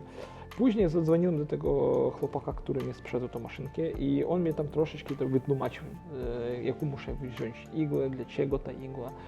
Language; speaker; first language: Polish; non-native, local second language; Ukrainian